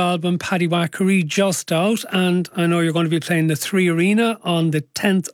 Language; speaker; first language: English; native; English